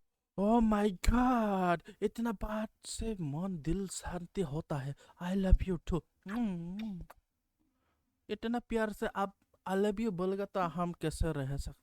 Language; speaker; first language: Hindi; non-native, local second language; Kok Borok